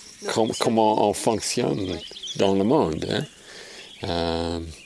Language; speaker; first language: French; non-native, fluent; English